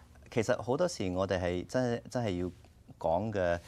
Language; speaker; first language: Cantonese; early bilingual, heritage; Cantonese